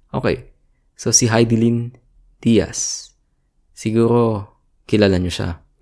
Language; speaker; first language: Filipino; native; Filipino